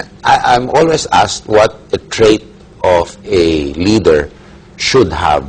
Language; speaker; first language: English; non-native, local second language; Filipino